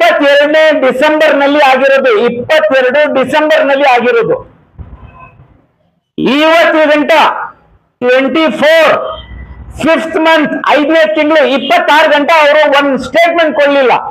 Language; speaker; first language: Kannada; native; Kannada